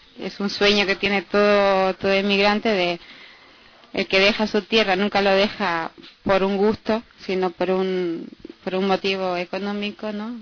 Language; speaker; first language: Spanish; early bilingual, heritage; Spanish